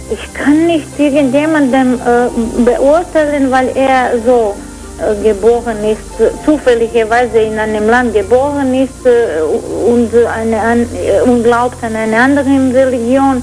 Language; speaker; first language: German; non-native, fluent; Croatian